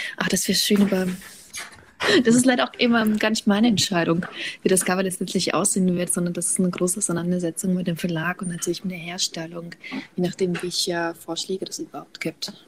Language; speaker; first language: German; early bilingual, other home language; Russian